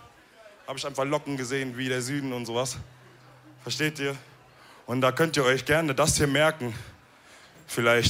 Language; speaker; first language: German; early bilingual, other home language; Wolof